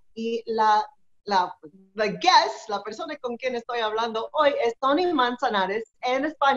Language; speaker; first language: Spanish; early bilingual, heritage; Spanish